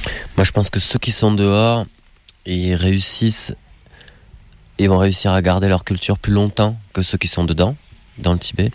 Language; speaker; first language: French; native; French